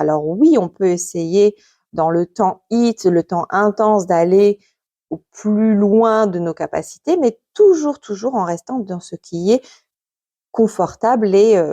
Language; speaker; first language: French; native; French